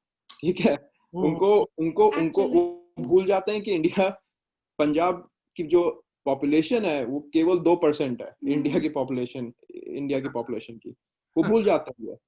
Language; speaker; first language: Hindi; native; Hindi